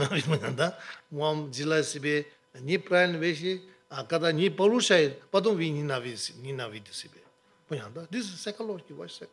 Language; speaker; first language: Russian; non-native, learner; Tibetan